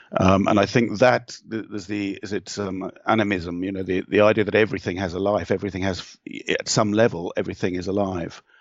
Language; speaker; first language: English; native; English